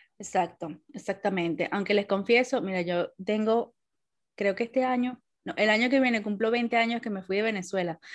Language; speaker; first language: Spanish; native; Spanish